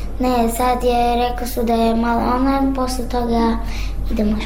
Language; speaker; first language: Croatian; non-native, learner; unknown